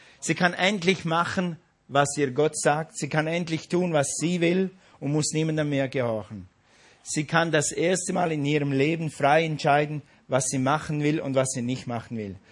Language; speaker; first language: German; non-native, fluent; English